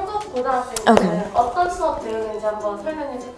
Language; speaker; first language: Korean; native; Korean